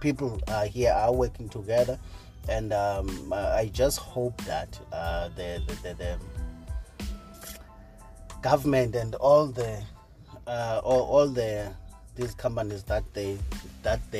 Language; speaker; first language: English; non-native, local second language; Xhosa